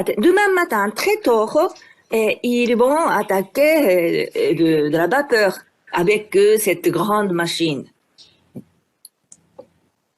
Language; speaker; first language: French; non-native, fluent; Japanese